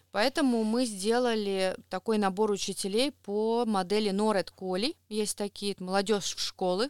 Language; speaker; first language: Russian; native; Russian